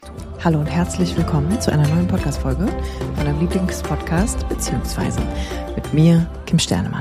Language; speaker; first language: German; native; German